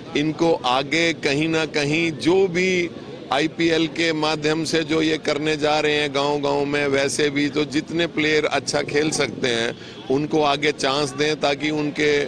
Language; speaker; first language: Hindi; native; Hindi